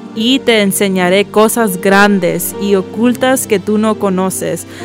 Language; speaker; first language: Spanish; early bilingual, heritage; Spanish